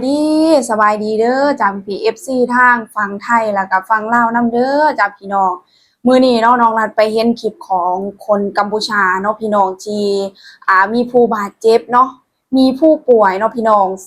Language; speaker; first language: Thai; non-native, local second language; Lao